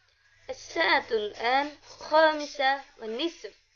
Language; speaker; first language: Arabic; non-native, learner; Indonesian